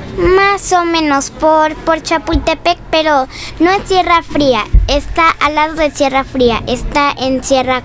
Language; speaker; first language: Spanish; early bilingual, other home language; French